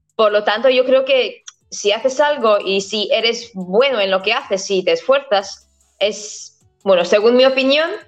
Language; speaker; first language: Spanish; non-native, fluent; Latvian